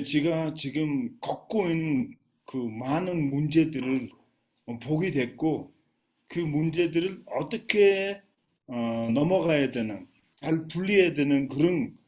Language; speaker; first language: Korean; non-native, fluent; Mongolian